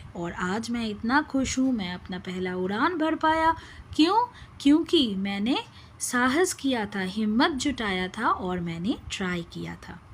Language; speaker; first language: Hindi; non-native, local second language; Bangla